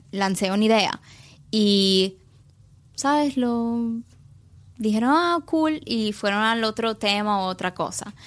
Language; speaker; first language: Spanish; early bilingual, heritage; English